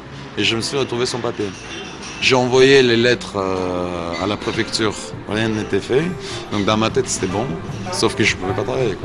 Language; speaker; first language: French; non-native, fluent; Uzbek